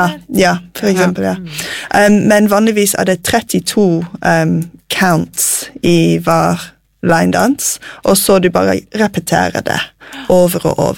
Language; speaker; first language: Norwegian; non-native, fluent; English